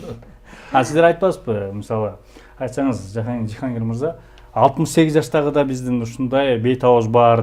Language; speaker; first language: Kyrgyz; native; Kyrgyz